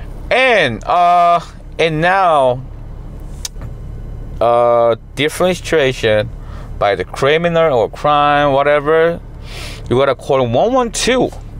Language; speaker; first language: English; non-native, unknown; Korean